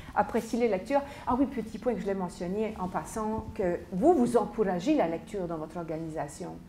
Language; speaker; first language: French; native; French